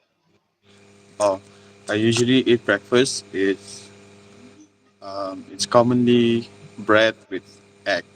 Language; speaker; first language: English; non-native, learner; Malay